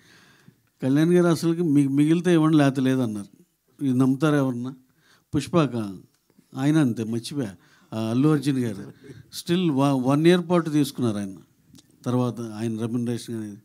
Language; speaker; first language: Telugu; native; Telugu